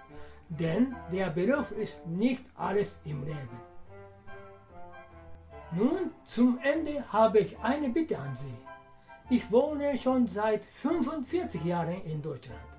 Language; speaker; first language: German; non-native, fluent; Japanese